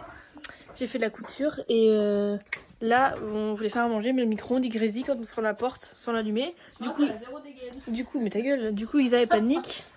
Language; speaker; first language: French; native; French